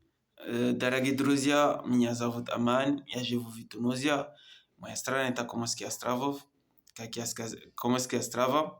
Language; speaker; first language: Russian; non-native, learner; Comorian